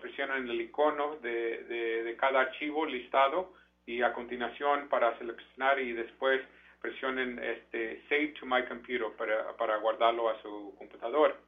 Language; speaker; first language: Spanish; early bilingual, heritage; Spanish